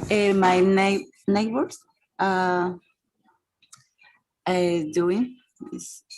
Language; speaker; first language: English; non-native, learner; Spanish